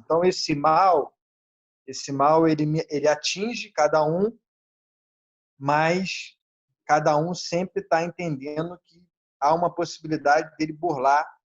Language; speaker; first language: Portuguese; native; Portuguese